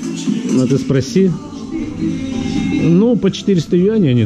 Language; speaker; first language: Russian; native; Russian